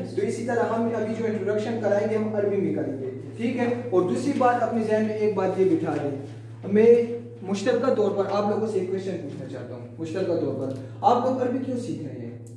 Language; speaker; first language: Urdu; non-native, local second language; Pashto